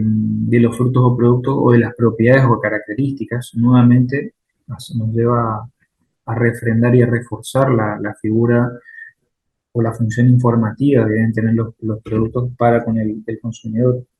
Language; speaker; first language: Spanish; native; Spanish